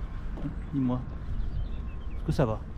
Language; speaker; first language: French; native; French